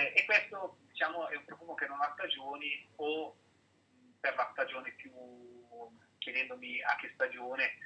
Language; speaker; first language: Italian; native; Italian